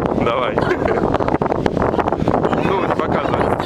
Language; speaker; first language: Russian; native; Russian